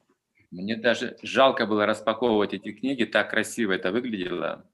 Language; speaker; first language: Russian; native; Russian